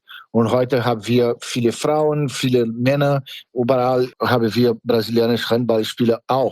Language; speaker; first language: German; non-native, fluent; Portuguese